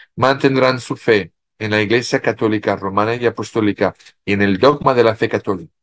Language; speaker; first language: Spanish; non-native, fluent; French